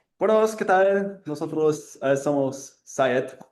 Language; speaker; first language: Spanish; non-native, learner; German